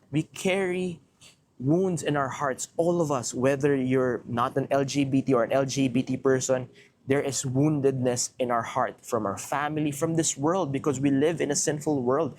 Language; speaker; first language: English; non-native, local second language; Filipino